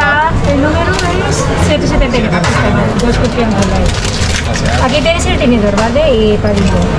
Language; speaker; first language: Spanish; non-native, fluent; Filipino